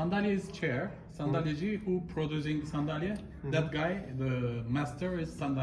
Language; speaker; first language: English; non-native, learner; Turkish